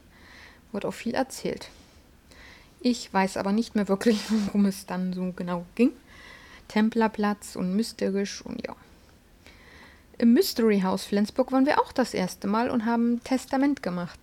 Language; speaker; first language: German; native; German